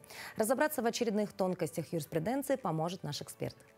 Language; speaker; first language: Russian; native; Russian